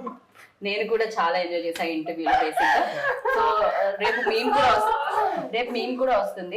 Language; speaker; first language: Telugu; native; Telugu